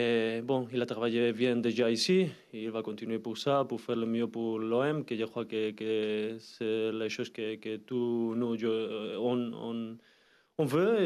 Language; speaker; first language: French; non-native, learner; Spanish